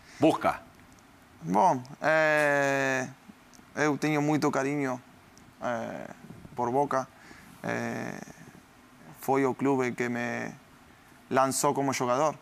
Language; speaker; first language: Portuguese; non-native, learner; Spanish